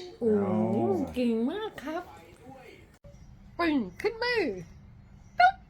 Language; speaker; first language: Thai; native; Thai